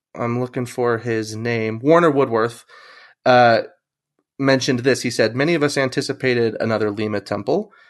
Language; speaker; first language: English; native; English